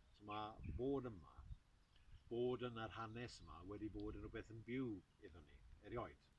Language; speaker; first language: Welsh; native; Welsh